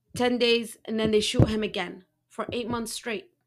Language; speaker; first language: English; early bilingual, other home language; Arabic